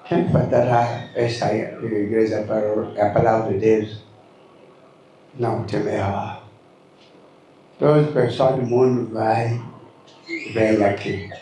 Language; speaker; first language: Portuguese; non-native, learner; Lingala